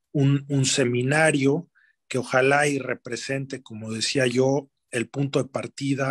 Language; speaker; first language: Spanish; native; Spanish